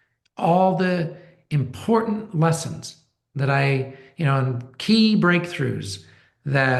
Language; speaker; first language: English; native; English